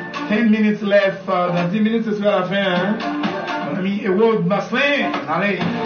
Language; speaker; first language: French; native; French